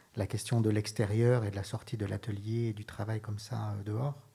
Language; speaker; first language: French; native; French